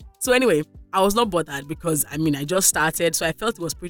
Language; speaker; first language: English; non-native, local second language; Yoruba